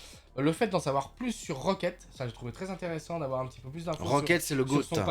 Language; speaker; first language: French; native; French